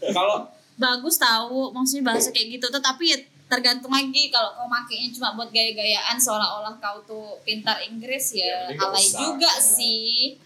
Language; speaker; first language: Indonesian; native; Indonesian